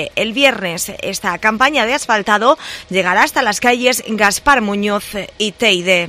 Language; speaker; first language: Spanish; native; Spanish